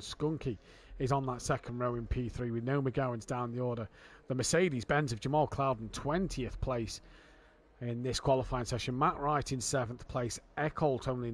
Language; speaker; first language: English; native; English